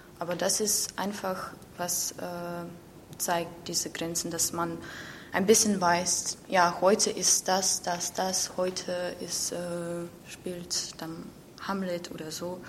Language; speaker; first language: German; non-native, learner; Ukrainian